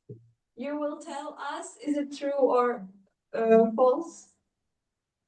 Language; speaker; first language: English; non-native, fluent; Uzbek